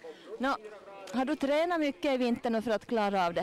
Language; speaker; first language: Swedish; native; Swedish